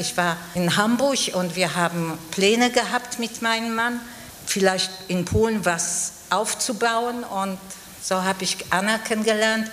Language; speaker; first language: German; non-native, fluent; Polish